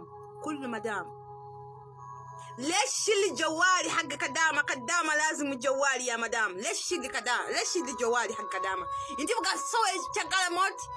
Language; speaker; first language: Arabic; non-native, learner; Amharic